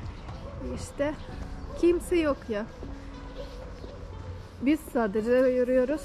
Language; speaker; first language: Turkish; non-native, learner; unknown